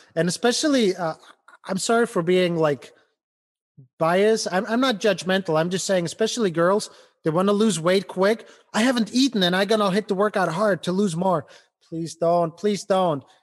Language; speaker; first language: English; non-native, fluent; Ukrainian